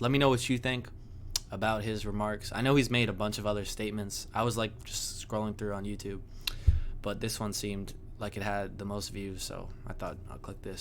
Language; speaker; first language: English; native; English